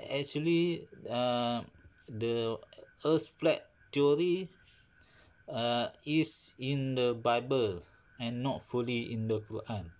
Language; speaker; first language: English; non-native, learner; Malay